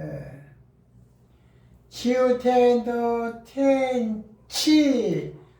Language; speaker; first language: Chinese; non-native, learner; Korean